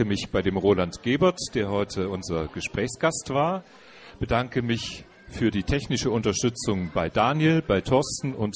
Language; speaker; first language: German; native; German